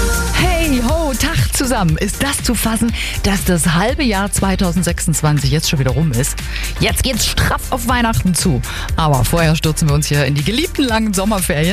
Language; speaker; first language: German; native; German